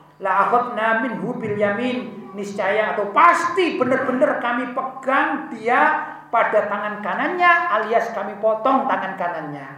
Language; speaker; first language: Indonesian; non-native, local second language; Javanese